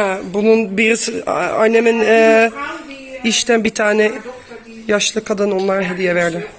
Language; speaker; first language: Turkish; non-native, fluent; Dutch